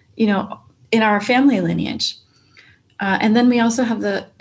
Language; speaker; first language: English; native; English